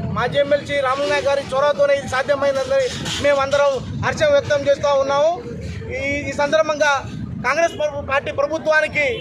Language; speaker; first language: Telugu; non-native, local second language; Lambadi